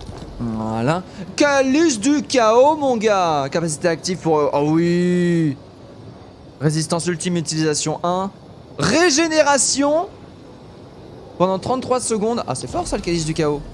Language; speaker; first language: French; native; French